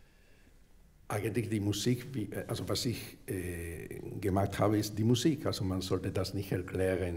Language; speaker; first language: German; non-native, fluent; Spanish